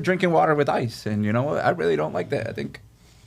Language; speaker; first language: English; native; English